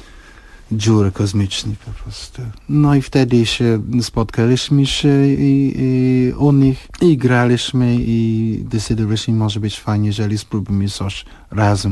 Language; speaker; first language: Polish; non-native, fluent; English